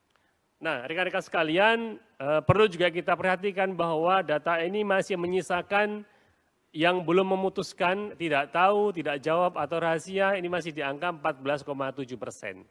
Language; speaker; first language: Indonesian; native; Indonesian